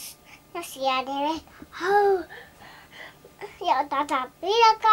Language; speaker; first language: Finnish; early bilingual, other home language; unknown